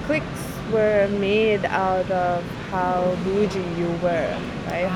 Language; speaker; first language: English; non-native, local second language; Sinhala